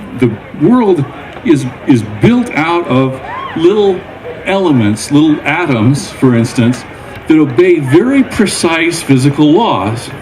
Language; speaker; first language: English; native; English